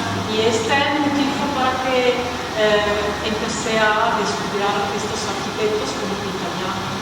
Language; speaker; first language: Spanish; non-native, fluent; Italian